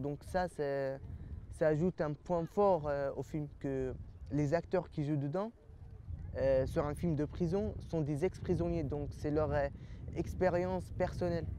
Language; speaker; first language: French; early bilingual, other home language; Arabic